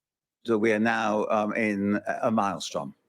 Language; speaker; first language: English; native; English